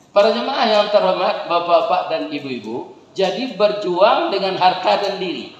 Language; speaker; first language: Malay; non-native, local second language; Minangkabau